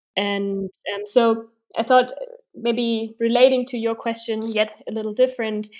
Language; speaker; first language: English; non-native, fluent; German